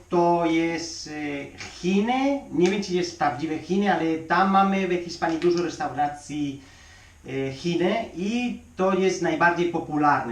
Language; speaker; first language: Polish; non-native, learner; Spanish